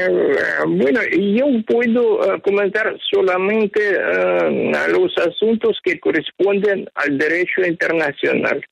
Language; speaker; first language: Spanish; non-native, fluent; Ukrainian